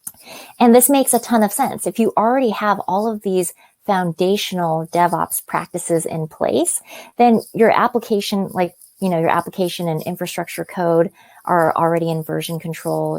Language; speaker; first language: English; native; English